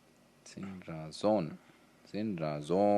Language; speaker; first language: Spanish; non-native, learner; Hindi